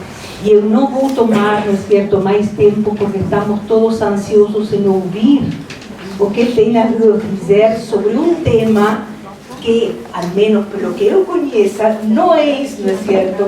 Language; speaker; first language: Portuguese; non-native, fluent; Spanish